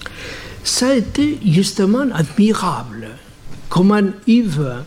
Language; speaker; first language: French; non-native, fluent; Spanish